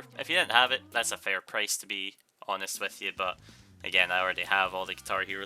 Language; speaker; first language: English; native; English